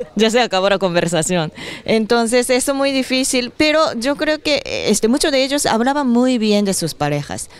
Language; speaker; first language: Spanish; non-native, fluent; Japanese